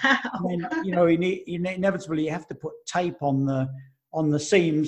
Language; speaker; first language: English; native; English